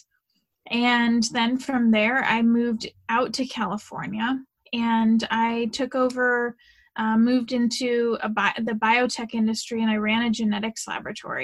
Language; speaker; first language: English; native; English